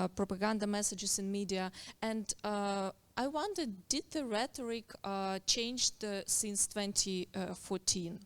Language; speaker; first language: English; non-native, fluent; Ukrainian